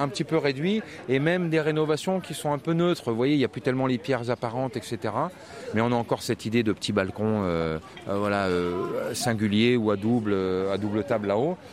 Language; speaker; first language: French; native; French